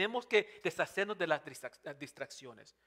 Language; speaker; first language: Spanish; non-native, fluent; English